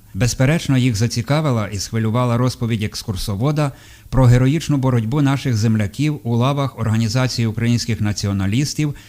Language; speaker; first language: Ukrainian; native; Ukrainian